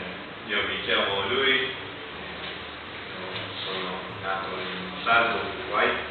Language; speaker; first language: Italian; non-native, learner; Spanish